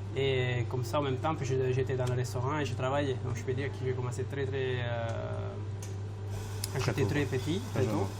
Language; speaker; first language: French; non-native, fluent; Italian